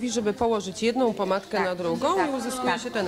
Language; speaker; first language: Polish; native; Polish